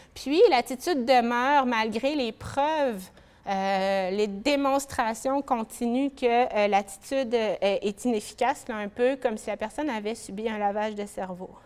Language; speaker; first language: French; native; French